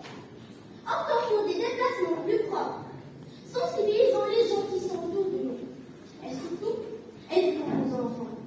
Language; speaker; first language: French; non-native, local second language; Arabic